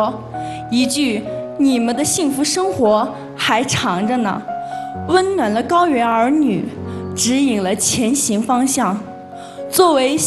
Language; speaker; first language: Chinese; non-native, local second language; Tibetan